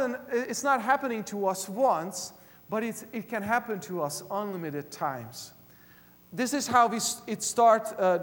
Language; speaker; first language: English; non-native, fluent; Hungarian